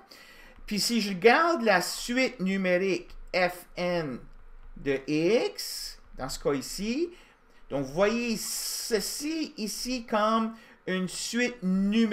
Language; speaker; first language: French; native; French